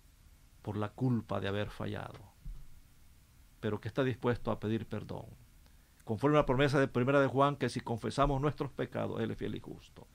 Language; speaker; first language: Spanish; native; Spanish